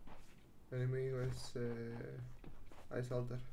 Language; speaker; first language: Spanish; non-native, learner; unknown